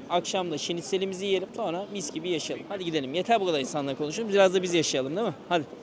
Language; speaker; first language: Turkish; native; Turkish